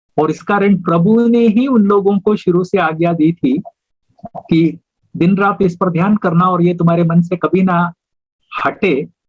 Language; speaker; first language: Hindi; native; Hindi